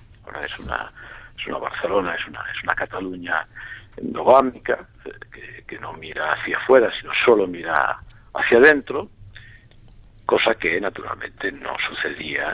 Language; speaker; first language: Spanish; native; Spanish